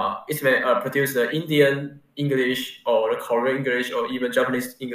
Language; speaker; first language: English; non-native, learner; Chinese